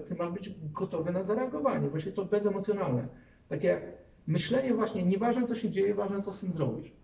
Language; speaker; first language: Polish; native; Polish